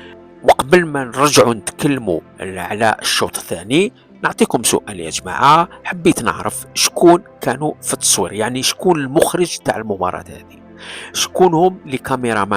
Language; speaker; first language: Arabic; non-native, local second language; Kabyle